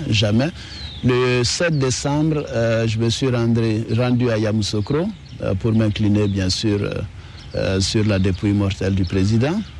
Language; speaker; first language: French; non-native, local second language; Dyula